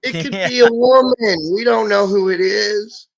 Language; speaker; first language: English; native; English